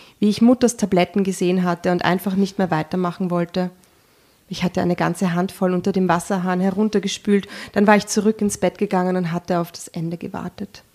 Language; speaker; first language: German; early bilingual, other home language; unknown